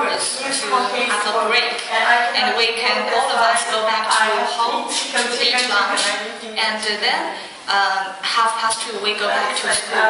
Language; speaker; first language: English; non-native, fluent; Chinese